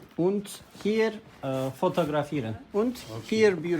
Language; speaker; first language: German; non-native, learner; Turkish